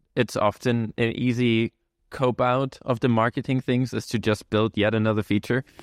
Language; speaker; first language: English; non-native, fluent; German